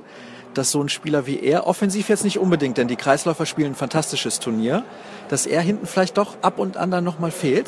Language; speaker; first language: German; native; German